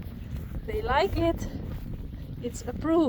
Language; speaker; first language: English; non-native, learner; Western Frisian